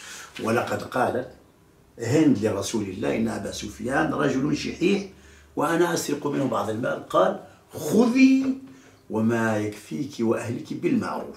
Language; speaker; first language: Arabic; native; Arabic